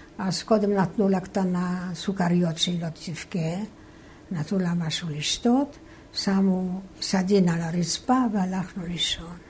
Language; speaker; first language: Hebrew; non-native, fluent; Polish